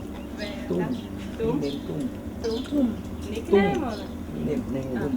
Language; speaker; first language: Hebrew; native; Hebrew